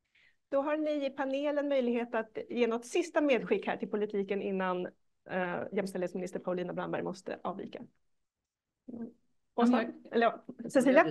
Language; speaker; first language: Swedish; native; Swedish